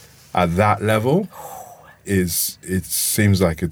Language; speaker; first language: English; non-native, local second language; Yoruba